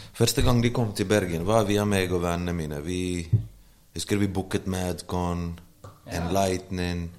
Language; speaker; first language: Norwegian; early bilingual, other home language; Bosnian